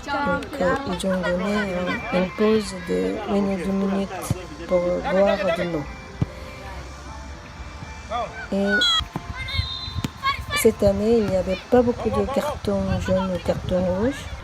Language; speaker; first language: French; non-native, fluent; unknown